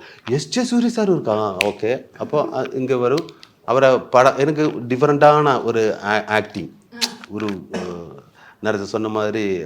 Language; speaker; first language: Tamil; non-native, learner; Malayalam